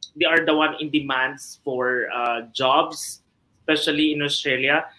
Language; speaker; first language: English; non-native, local second language; Filipino